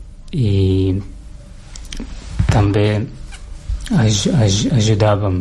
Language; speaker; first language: Catalan; non-native, learner; Russian